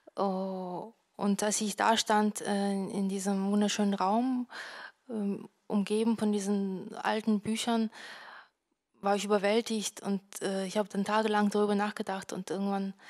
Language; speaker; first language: German; non-native, fluent; Ukrainian